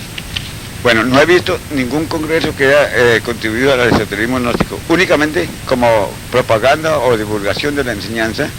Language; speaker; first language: Spanish; native; Spanish